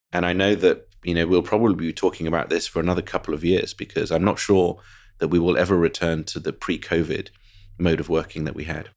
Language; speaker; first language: English; native; English